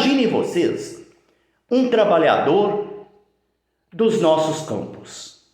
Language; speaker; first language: Portuguese; native; Portuguese